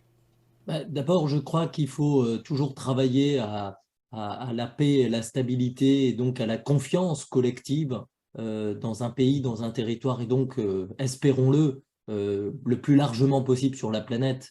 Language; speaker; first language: French; native; French